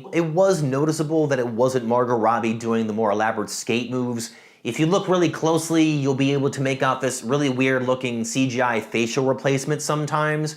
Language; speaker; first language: English; native; English